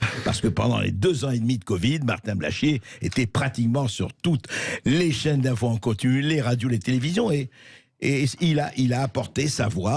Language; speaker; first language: French; native; French